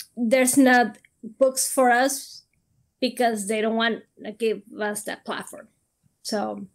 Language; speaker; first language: English; non-native, fluent; Spanish